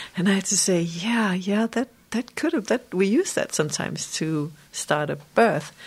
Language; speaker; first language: English; non-native, fluent; Danish